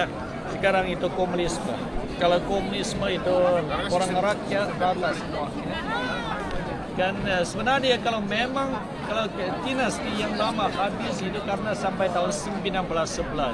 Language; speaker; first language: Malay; non-native, fluent; Chinese